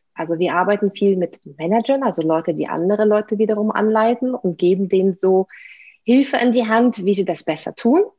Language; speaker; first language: German; non-native, fluent; Russian